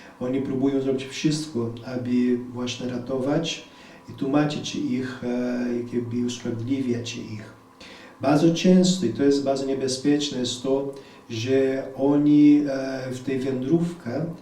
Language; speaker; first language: Polish; non-native, fluent; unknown